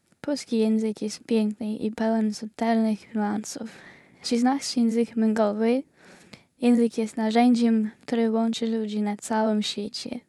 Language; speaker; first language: Polish; non-native, learner; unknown